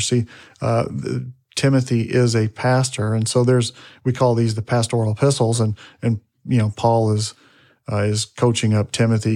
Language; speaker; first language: English; native; English